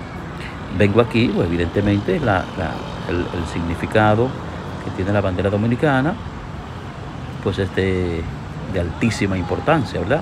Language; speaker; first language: Spanish; native; Spanish